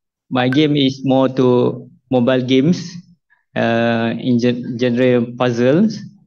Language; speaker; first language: English; non-native, local second language; Malay